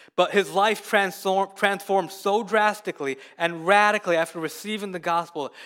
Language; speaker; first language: English; early bilingual, other home language; Hindi